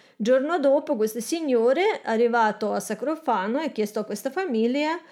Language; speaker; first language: Italian; non-native, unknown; Russian